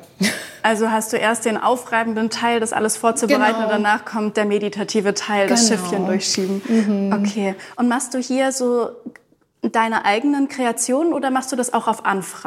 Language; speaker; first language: German; native; German